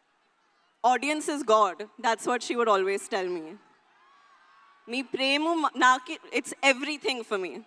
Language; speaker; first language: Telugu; non-native, local second language; Hindi